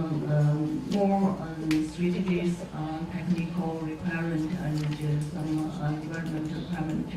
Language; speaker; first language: English; non-native, fluent; Chinese